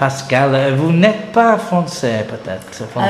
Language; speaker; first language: French; non-native, learner; English